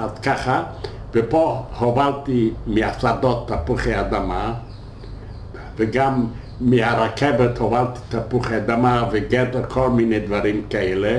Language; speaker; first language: Hebrew; non-native, fluent; Yiddish